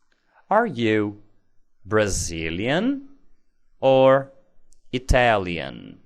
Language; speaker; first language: English; non-native, fluent; Portuguese